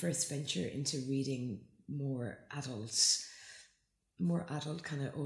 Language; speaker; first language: English; native; English